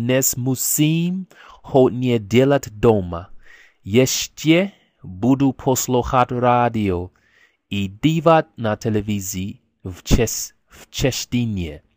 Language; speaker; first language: Czech; non-native, learner; English